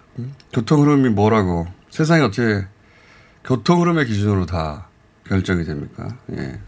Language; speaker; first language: Korean; native; Korean